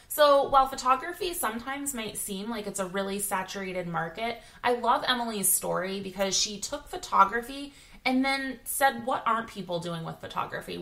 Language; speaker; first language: English; native; English